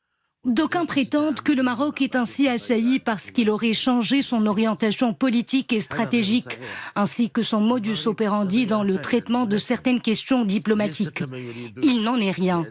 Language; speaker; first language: French; non-native, local second language; Arabic